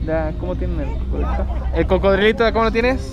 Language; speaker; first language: Spanish; native; Spanish